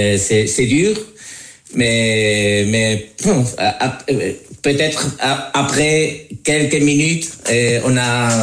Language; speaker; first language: French; non-native, learner; Spanish